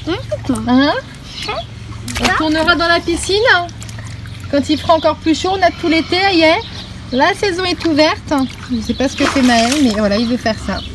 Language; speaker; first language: French; native; French